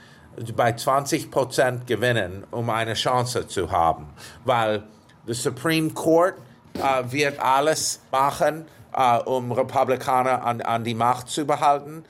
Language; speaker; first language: German; non-native, fluent; English